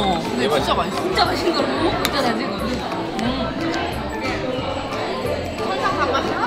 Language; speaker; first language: Indonesian; non-native, learner; Korean